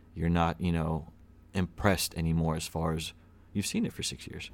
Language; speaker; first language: English; native; English